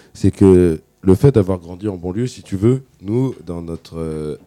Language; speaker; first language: French; native; French